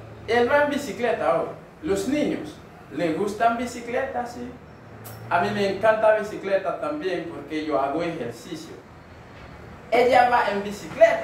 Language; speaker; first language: Spanish; non-native, fluent; Haitian Creole